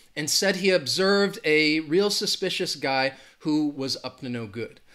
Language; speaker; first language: English; native; English